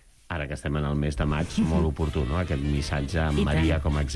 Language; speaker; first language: Catalan; native; Catalan